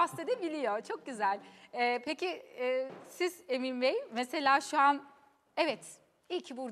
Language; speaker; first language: Turkish; native; Turkish